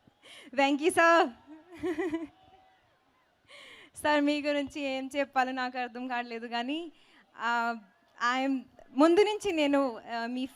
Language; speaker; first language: Telugu; non-native, fluent; Hindi